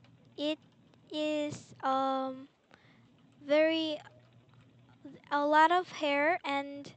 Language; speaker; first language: English; non-native, learner; Korean